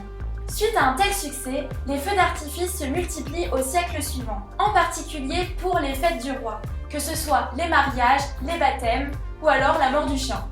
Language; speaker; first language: French; native; French